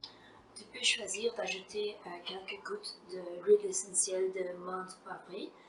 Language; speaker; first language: French; non-native, fluent; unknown